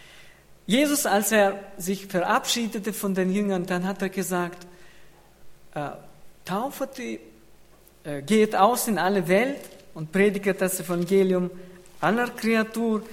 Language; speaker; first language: German; non-native, fluent; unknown